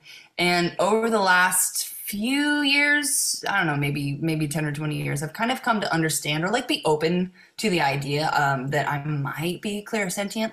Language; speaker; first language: English; native; English